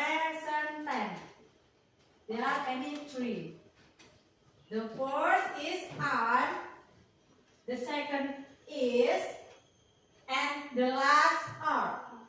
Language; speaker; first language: English; non-native, learner; Indonesian